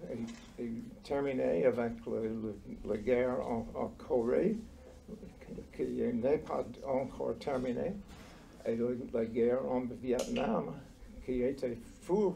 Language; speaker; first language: French; non-native, learner; English